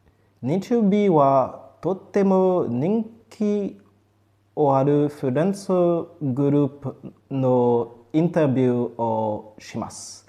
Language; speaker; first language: Japanese; non-native, learner; French